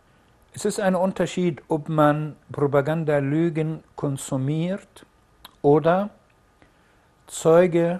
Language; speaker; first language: German; non-native, fluent; Arabic